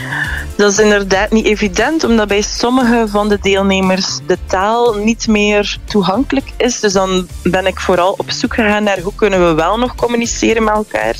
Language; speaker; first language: Dutch; native; Dutch